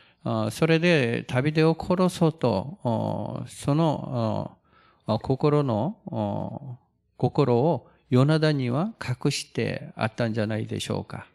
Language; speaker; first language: Japanese; non-native, fluent; Korean